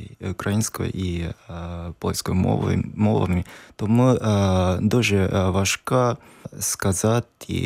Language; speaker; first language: Ukrainian; non-native, learner; Japanese